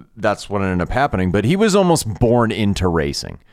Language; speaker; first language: English; early bilingual, other home language; Italian